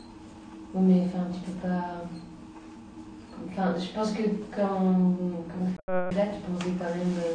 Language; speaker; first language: French; native; French